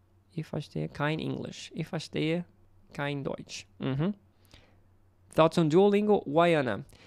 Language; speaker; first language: German; non-native, learner; Portuguese